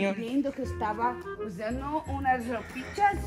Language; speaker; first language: Spanish; non-native, learner; Portuguese